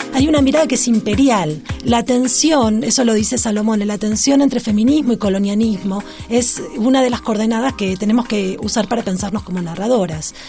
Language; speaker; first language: Spanish; native; Spanish